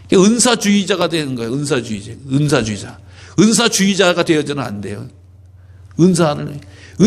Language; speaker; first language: Korean; native; Korean